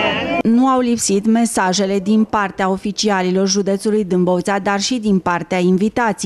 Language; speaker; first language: Romanian; native; Romanian